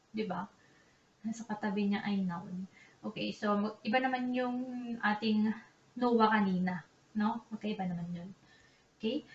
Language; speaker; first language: Filipino; native; Filipino